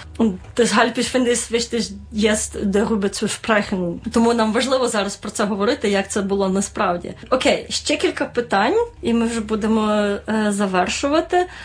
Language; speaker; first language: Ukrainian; native; Ukrainian